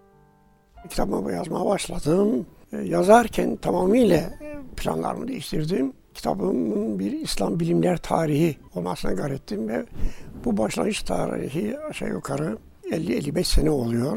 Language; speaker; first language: Turkish; native; Turkish